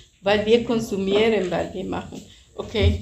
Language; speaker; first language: German; non-native, fluent; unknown